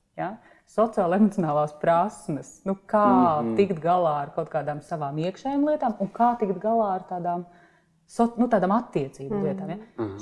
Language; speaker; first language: Latvian; native; Latvian